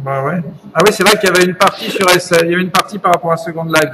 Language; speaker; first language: French; native; French